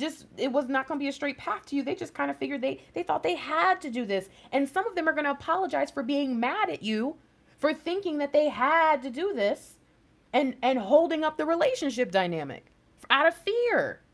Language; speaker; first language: English; native; English